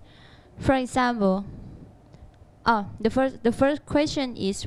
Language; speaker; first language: English; non-native, learner; Thai